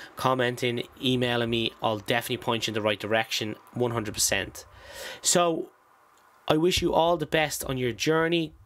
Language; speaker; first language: English; native; English